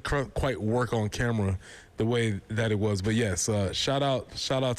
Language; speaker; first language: English; native; English